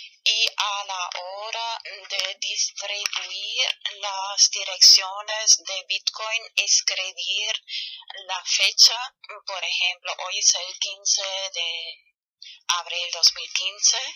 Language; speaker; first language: Spanish; non-native, learner; German